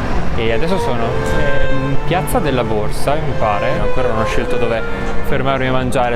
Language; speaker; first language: Italian; native; Italian